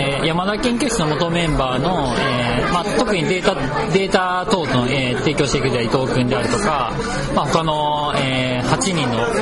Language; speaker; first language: Japanese; native; Japanese